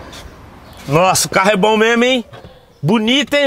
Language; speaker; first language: Portuguese; native; Portuguese